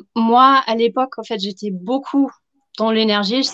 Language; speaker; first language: French; non-native, fluent; German